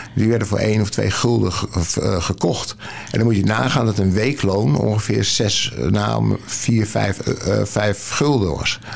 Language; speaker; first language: Dutch; native; Dutch